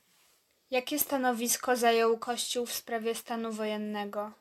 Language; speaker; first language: Polish; native; Polish